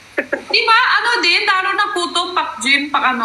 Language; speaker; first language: Filipino; non-native, local second language; Cebuano